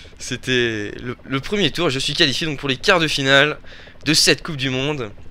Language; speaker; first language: French; native; French